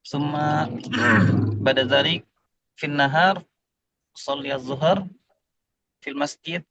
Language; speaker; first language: Arabic; non-native, learner; Indonesian